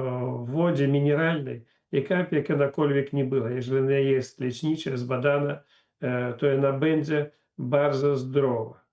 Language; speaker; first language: Polish; non-native, learner; Russian